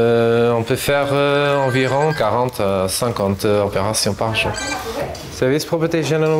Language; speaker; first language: French; non-native, fluent; Portuguese